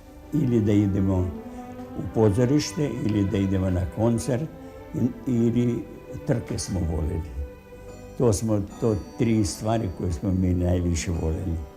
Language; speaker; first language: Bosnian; non-native, fluent; Russian